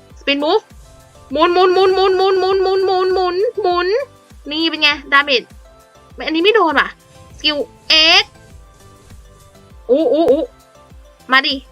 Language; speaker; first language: Thai; native; Thai